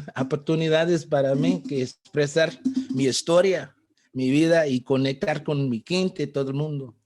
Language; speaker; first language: Spanish; non-native, learner; English